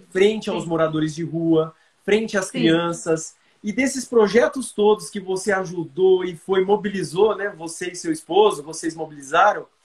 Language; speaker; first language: Portuguese; native; Portuguese